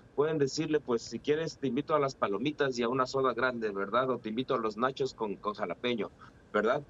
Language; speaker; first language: Spanish; native; Spanish